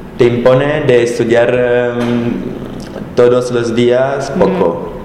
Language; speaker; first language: Spanish; non-native, learner; Italian